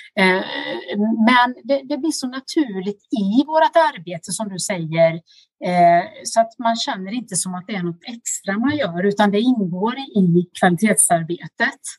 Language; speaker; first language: Swedish; native; Swedish